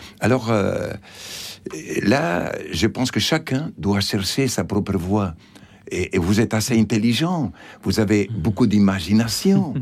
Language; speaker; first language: French; non-native, fluent; Spanish